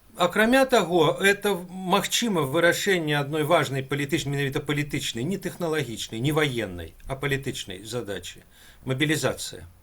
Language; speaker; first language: Belarusian; non-native, local second language; Russian